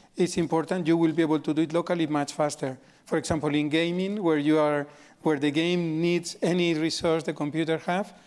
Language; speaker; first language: English; non-native, fluent; Spanish